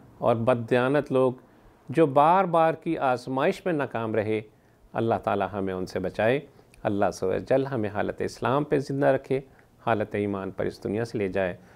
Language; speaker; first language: Urdu; native; Urdu